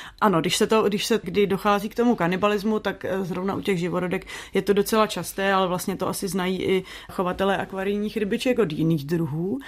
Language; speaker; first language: Czech; native; Czech